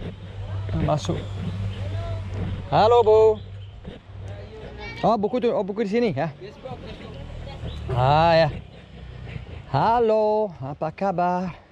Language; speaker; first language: Indonesian; non-native, learner; English